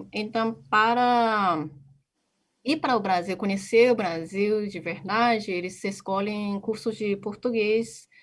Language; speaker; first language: Portuguese; non-native, fluent; Japanese